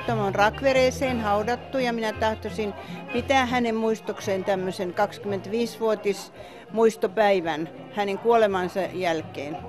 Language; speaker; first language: Finnish; non-native, fluent; Estonian